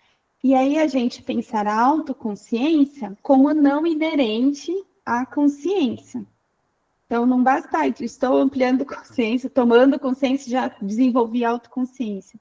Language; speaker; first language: Portuguese; native; Portuguese